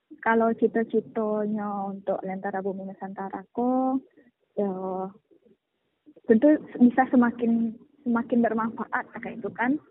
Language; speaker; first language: Indonesian; native; Indonesian